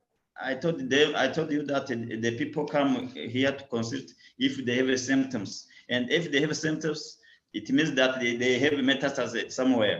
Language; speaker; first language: English; non-native, learner; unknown